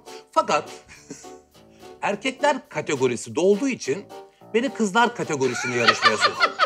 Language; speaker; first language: Turkish; native; Turkish